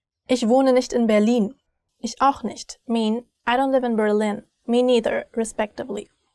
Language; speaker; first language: German; native; German